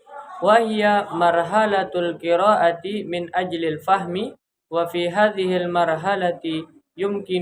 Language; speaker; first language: Arabic; non-native, learner; Indonesian